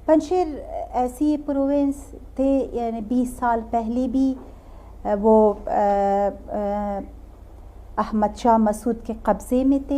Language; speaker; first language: Hindi; non-native, learner; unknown